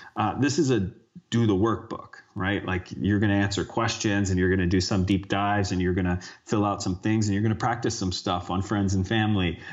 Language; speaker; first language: English; native; English